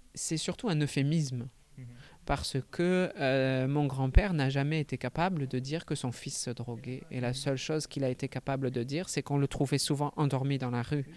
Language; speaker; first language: French; native; French